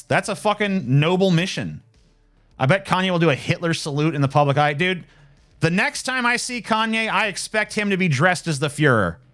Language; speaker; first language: English; native; English